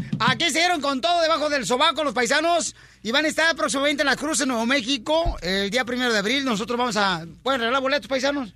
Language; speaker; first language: Spanish; native; Spanish